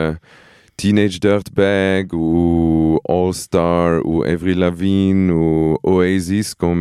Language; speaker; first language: French; non-native, fluent; Portuguese